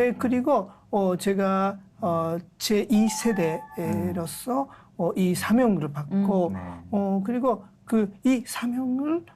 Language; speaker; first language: Korean; non-native, learner; Japanese